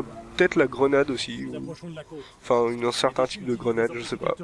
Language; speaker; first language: French; native; French